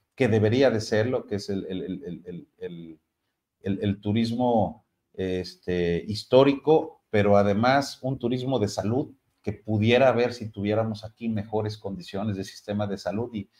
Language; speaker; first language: Spanish; native; Spanish